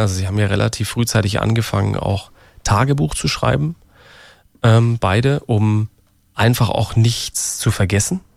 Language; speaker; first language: German; native; German